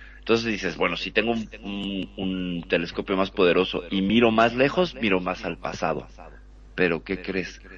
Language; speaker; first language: Spanish; native; Spanish